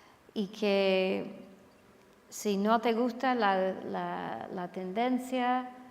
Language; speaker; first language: Spanish; non-native, fluent; English